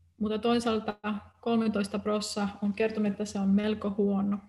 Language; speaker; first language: Finnish; non-native, fluent; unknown